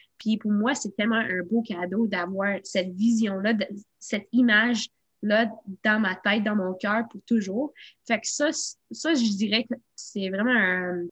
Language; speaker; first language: French; non-native, local second language; English